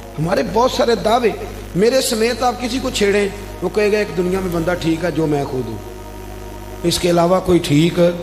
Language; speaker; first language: Urdu; non-native, local second language; Punjabi